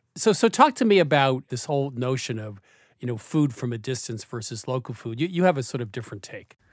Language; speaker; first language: English; native; English